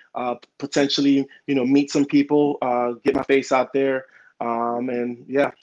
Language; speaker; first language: English; early bilingual, other home language; Spanish